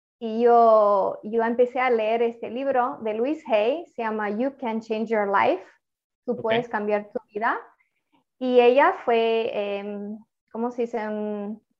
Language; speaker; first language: Spanish; non-native, fluent; Italian